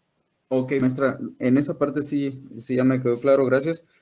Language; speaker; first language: Spanish; native; Spanish